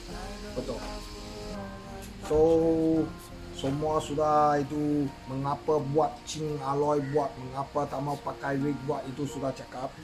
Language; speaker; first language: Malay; non-native, local second language; Chinese